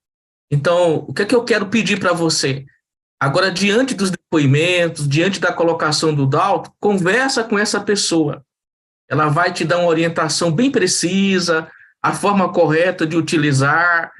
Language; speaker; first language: Portuguese; native; Portuguese